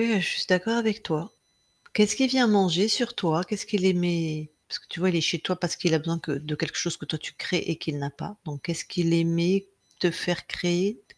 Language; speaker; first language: French; native; French